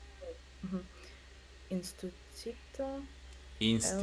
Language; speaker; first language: Spanish; non-native, learner; Russian